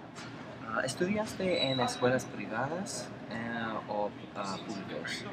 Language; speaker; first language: Spanish; non-native, learner; English